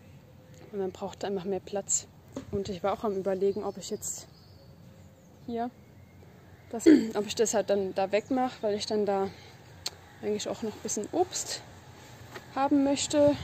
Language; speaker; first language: German; native; German